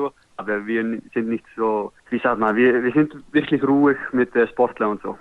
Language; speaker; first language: German; non-native, learner; Icelandic